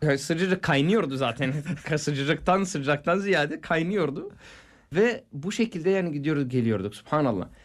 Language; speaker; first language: Turkish; non-native, fluent; Bulgarian